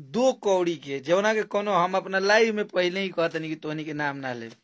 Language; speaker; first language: Hindi; native; Hindi